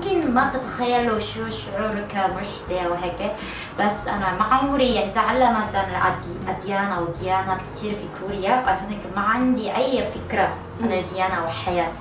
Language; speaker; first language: Arabic; non-native, learner; Korean